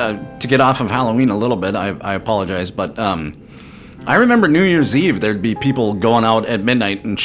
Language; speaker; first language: English; native; English